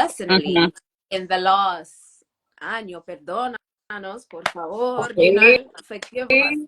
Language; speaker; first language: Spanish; non-native, learner; English